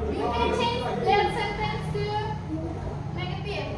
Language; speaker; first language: English; non-native, learner; Indonesian